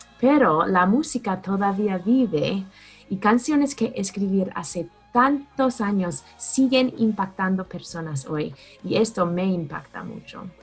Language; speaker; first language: Spanish; non-native, fluent; English